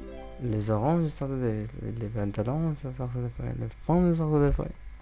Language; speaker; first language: French; non-native, learner; English